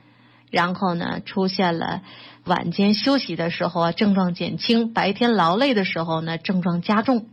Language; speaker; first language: Chinese; native; Chinese